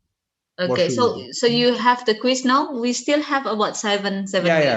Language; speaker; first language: English; non-native, fluent; Indonesian